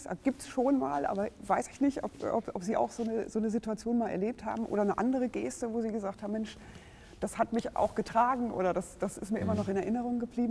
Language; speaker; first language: German; native; German